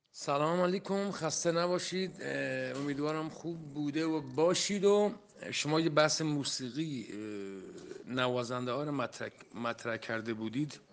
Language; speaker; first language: Persian; non-native, local second language; Baluchi